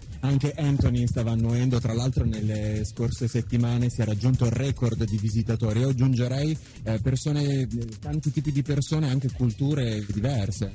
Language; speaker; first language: Italian; native; Italian